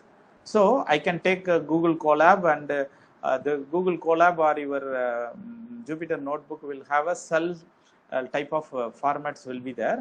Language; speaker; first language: English; non-native, local second language; Tamil